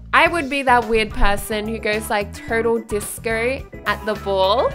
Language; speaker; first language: English; native; English